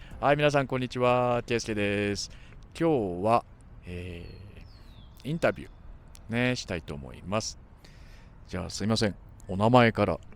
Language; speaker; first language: Japanese; native; Japanese